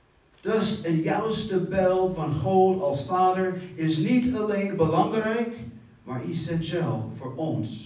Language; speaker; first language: Dutch; non-native, fluent; English